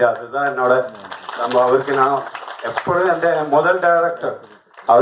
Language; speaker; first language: Tamil; non-native, learner; Malayalam